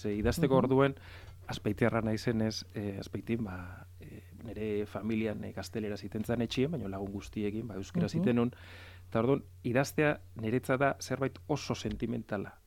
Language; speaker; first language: Basque; native; Basque